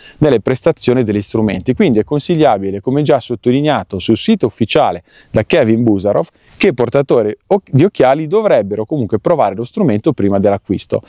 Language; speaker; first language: Italian; native; Italian